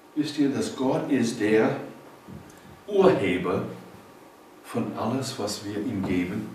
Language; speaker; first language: German; non-native, fluent; English